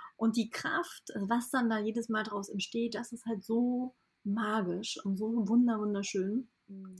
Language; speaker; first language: German; native; German